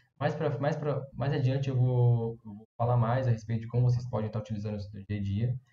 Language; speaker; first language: Portuguese; native; Portuguese